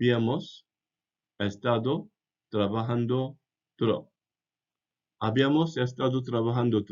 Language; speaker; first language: Spanish; non-native, fluent; English